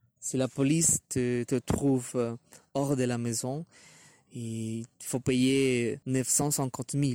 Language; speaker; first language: French; non-native, learner; Spanish